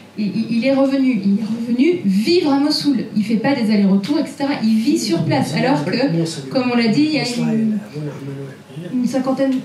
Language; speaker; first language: French; native; French